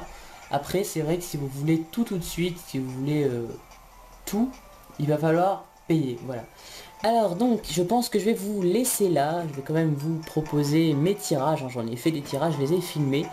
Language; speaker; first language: French; native; French